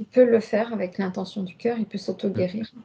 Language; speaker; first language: French; native; French